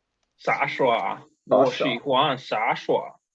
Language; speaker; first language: Chinese; non-native, learner; Spanish